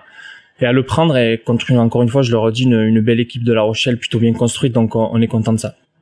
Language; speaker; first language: French; native; French